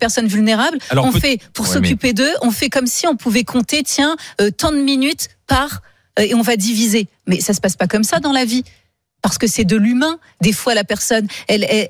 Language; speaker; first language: French; native; French